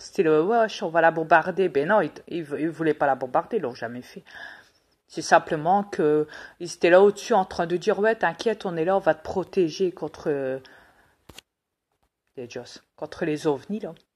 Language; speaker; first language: French; native; French